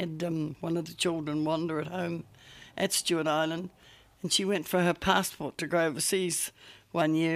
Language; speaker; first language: English; native; English